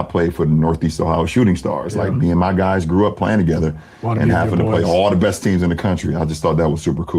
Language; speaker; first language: English; native; English